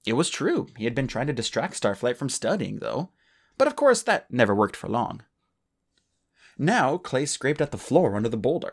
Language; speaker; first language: English; native; English